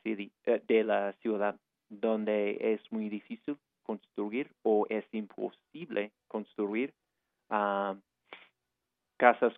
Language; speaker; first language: Spanish; non-native, fluent; English